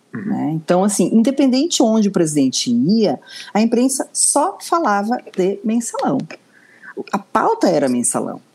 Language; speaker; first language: Portuguese; native; Portuguese